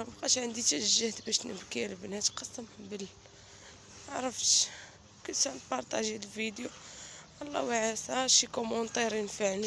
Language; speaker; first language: Arabic; native; Arabic